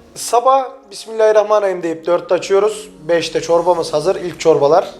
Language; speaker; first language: Turkish; native; Turkish